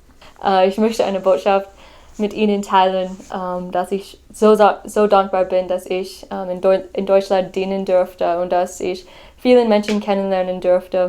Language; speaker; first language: German; non-native, fluent; English